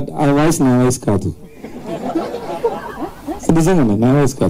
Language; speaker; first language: Telugu; non-native, learner; Tamil